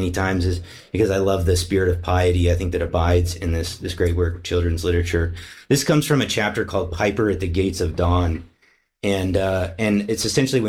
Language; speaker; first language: English; native; English